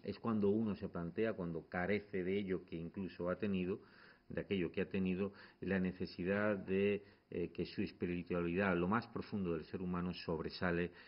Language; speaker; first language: Spanish; native; Spanish